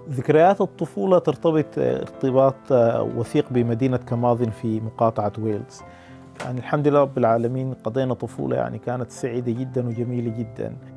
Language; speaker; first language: Arabic; early bilingual, heritage; Arabic